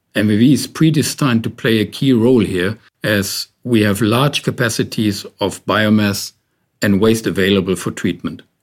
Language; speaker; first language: English; non-native, fluent; German